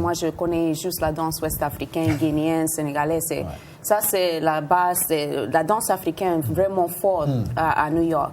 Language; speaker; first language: French; non-native, fluent; Spanish